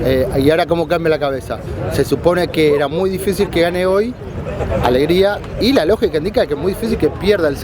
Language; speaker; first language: Spanish; native; Spanish